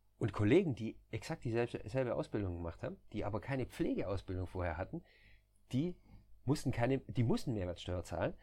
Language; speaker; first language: German; native; German